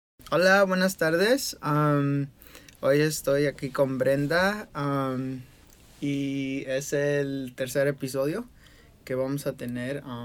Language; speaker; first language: Spanish; early bilingual, heritage; Spanish